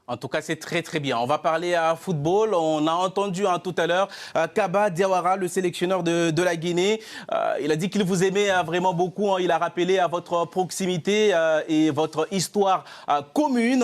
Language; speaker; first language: French; native; French